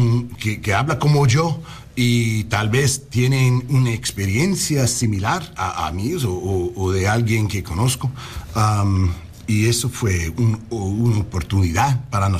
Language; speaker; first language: Spanish; non-native, learner; English